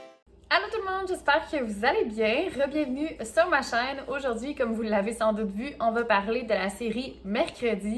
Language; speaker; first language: French; native; French